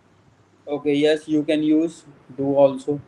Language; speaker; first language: English; non-native, local second language; Hindi